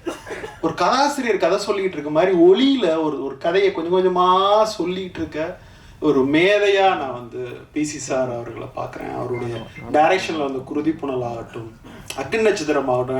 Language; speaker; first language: Tamil; native; Tamil